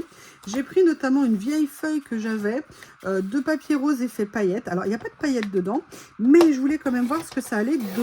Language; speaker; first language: French; native; French